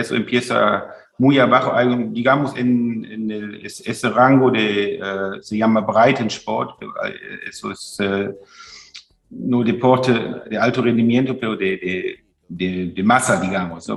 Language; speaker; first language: Spanish; non-native, fluent; German